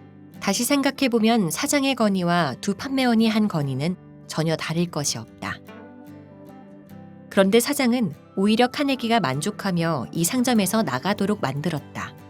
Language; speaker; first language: Korean; native; Korean